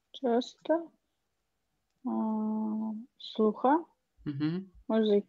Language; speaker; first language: Polish; non-native, learner; Russian